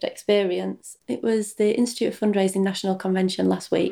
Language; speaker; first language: English; native; English